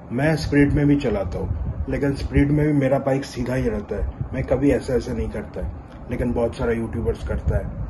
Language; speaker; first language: Hindi; non-native, local second language; Bangla